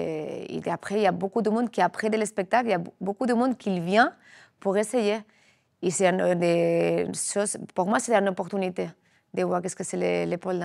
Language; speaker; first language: French; non-native, learner; Spanish